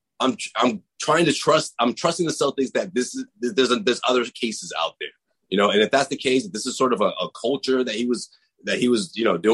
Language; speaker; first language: English; native; English